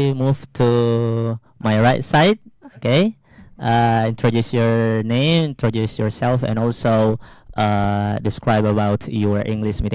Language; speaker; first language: English; non-native, learner; Indonesian